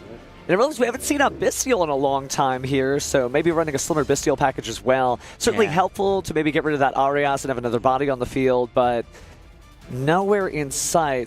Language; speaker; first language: English; native; English